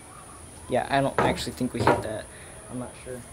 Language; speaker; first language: English; native; English